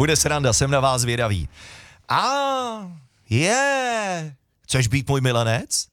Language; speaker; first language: Czech; native; Czech